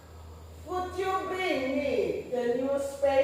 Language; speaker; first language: English; non-native, learner; Indonesian